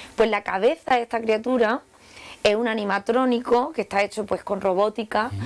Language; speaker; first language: Spanish; native; Spanish